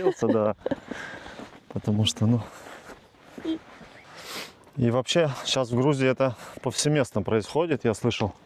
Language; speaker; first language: Russian; native; Russian